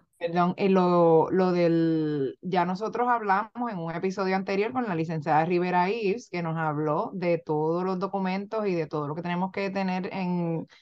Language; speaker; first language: Spanish; native; Spanish